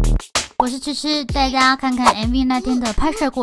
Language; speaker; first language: Chinese; native; Chinese